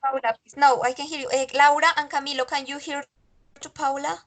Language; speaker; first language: English; non-native, fluent; Spanish